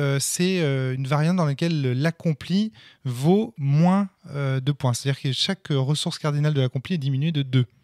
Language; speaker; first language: French; native; French